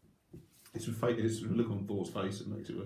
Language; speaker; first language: English; native; English